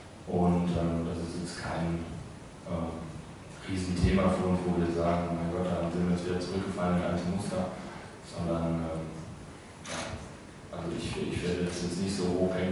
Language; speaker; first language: German; native; German